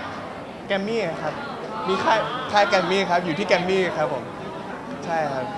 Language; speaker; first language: Thai; non-native, local second language; English